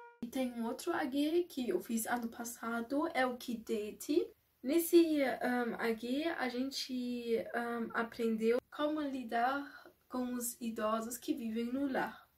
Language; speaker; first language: Portuguese; early bilingual, heritage; Portuguese